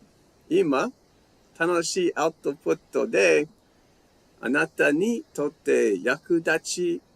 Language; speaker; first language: Japanese; non-native, learner; English